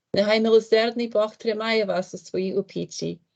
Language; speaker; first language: Ukrainian; early bilingual, heritage; Ukrainian